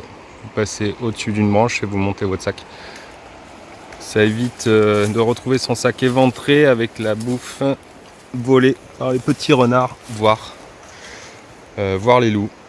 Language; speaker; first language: French; native; French